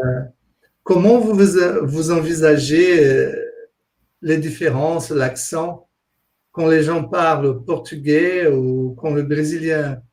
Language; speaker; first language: French; non-native, fluent; Portuguese